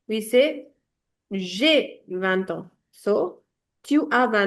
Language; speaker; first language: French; non-native, fluent; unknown